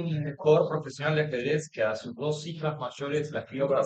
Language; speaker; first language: Spanish; native; Spanish